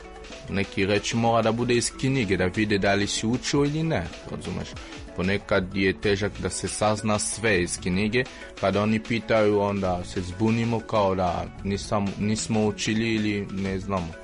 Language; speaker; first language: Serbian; non-native, fluent; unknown